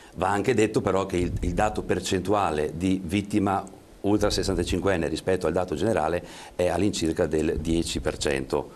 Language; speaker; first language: Italian; native; Italian